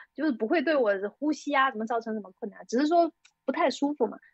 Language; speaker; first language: Chinese; native; Chinese